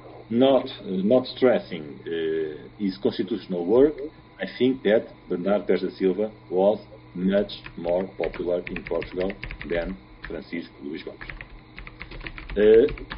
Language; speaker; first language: English; non-native, fluent; Portuguese